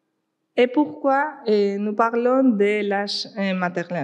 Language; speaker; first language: French; non-native, fluent; Spanish